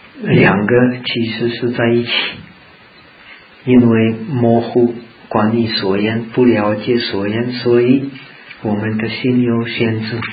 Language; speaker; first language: Chinese; non-native, fluent; Czech